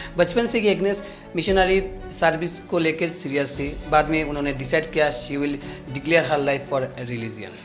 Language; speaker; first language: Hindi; non-native, local second language; Bangla